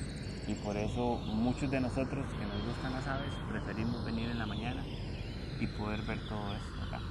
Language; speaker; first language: Spanish; native; Spanish